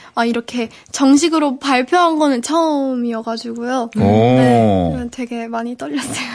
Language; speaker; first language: Korean; early bilingual, heritage; English